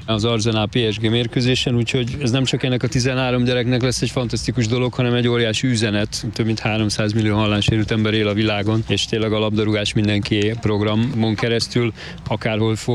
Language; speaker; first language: Hungarian; native; Hungarian